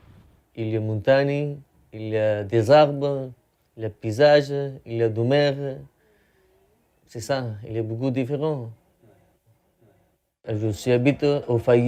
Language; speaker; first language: French; non-native, learner; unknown